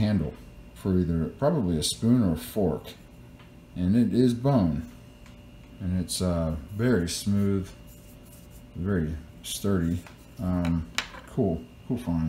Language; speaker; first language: English; native; English